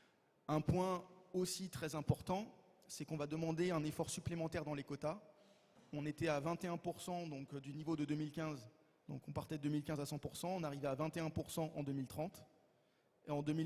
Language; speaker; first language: French; native; French